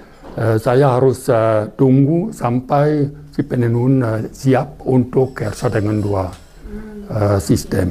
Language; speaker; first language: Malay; non-native, fluent; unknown